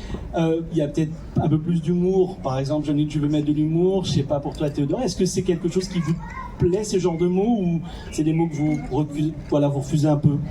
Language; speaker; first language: French; native; French